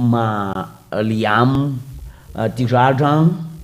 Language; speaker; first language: Chinese; non-native, fluent; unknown